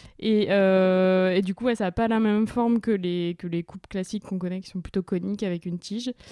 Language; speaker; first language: French; native; French